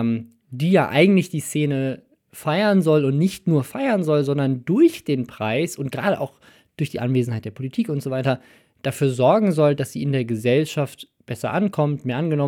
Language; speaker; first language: German; native; German